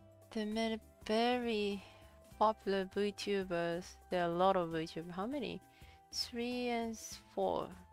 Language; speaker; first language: English; non-native, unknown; Japanese